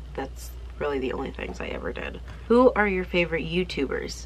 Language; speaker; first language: English; native; English